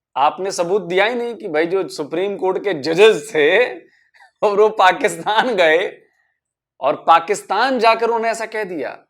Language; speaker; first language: Hindi; native; Hindi